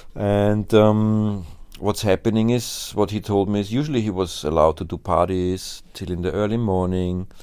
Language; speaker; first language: English; non-native, fluent; German